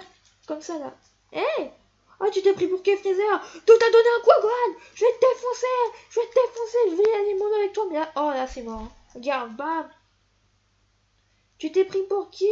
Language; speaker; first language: French; native; French